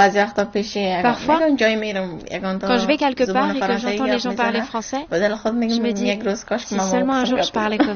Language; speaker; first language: French; non-native, fluent; Persian